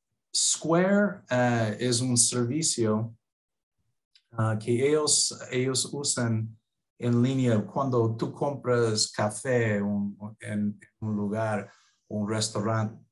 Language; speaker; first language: Spanish; non-native, fluent; English